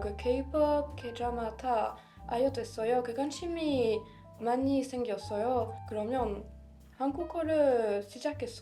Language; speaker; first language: Korean; non-native, learner; French